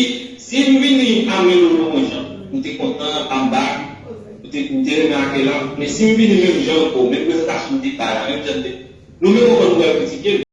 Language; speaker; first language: French; non-native, local second language; Haitian Creole